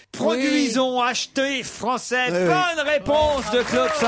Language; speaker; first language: French; native; French